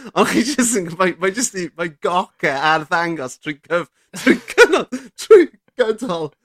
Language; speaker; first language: Welsh; native; Welsh